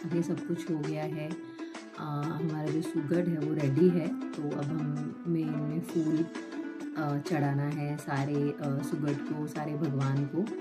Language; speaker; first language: Hindi; non-native, local second language; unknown